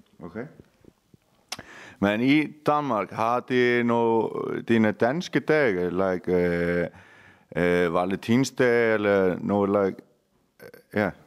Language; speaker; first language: Danish; non-native, learner; Icelandic